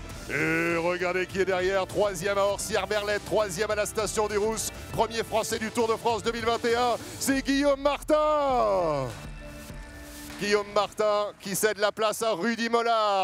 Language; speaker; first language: French; native; French